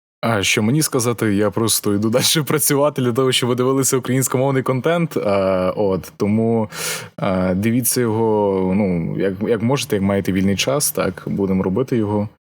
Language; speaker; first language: Ukrainian; native; Ukrainian